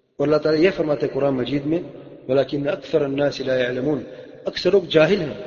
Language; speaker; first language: Urdu; non-native, local second language; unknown